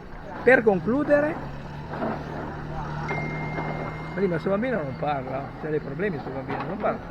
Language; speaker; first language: Italian; native; Italian